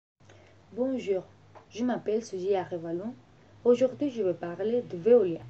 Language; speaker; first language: French; non-native, learner; Spanish